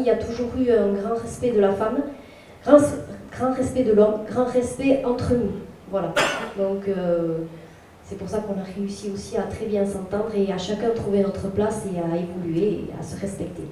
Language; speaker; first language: French; native; French